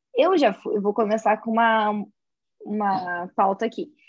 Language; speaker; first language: Portuguese; native; Portuguese